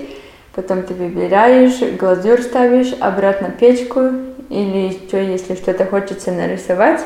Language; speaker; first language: Russian; non-native, local second language; Latvian